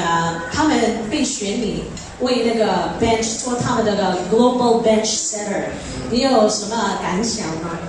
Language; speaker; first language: Chinese; early bilingual, heritage; Chinese